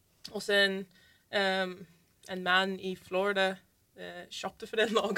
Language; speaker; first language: Swedish; non-native, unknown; English